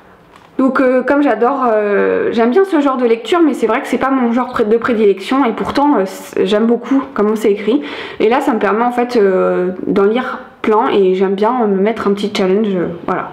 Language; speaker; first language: French; native; French